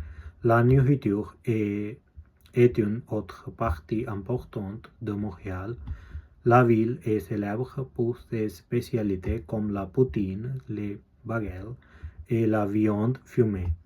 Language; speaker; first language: French; non-native, learner; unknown